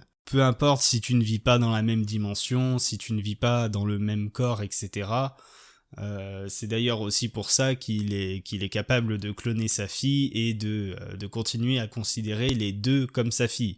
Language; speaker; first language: French; native; French